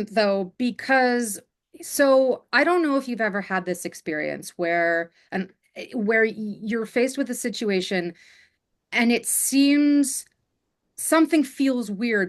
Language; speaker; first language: English; native; English